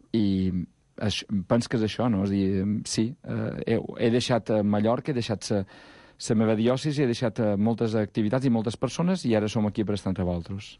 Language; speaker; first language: Catalan; native; Catalan